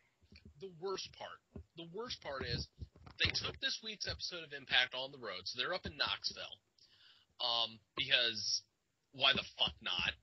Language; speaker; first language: English; native; English